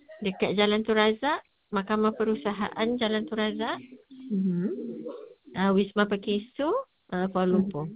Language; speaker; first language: Malay; native; Malay